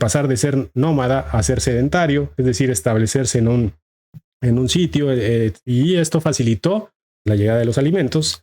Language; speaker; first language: Spanish; native; Spanish